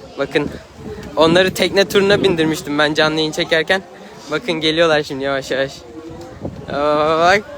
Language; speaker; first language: Turkish; native; Turkish